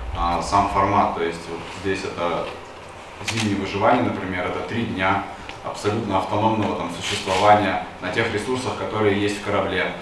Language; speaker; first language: Russian; native; Russian